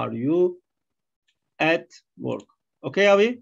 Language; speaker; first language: English; non-native, learner; Arabic